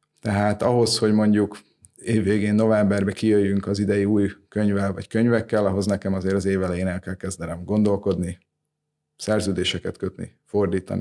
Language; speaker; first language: Hungarian; native; Hungarian